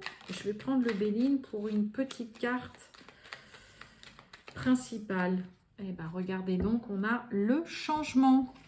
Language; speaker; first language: French; native; French